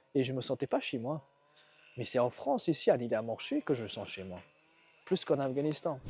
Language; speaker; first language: French; non-native, fluent; Persian